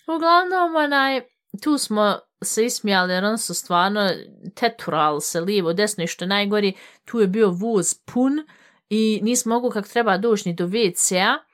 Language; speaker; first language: Bosnian; early bilingual, heritage; Bosnian